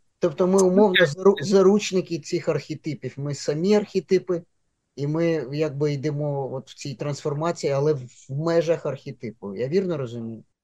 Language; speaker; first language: Ukrainian; non-native, local second language; Russian